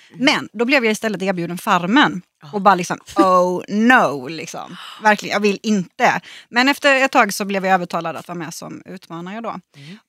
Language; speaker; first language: Swedish; native; Swedish